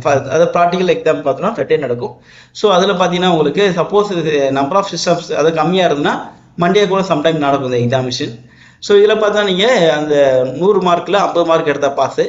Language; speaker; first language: Tamil; native; Tamil